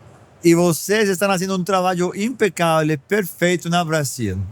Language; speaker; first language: Portuguese; non-native, fluent; Spanish